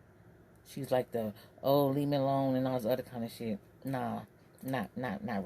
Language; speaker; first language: English; native; English